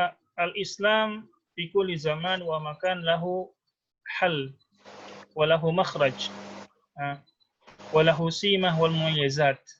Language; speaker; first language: Arabic; non-native, fluent; Indonesian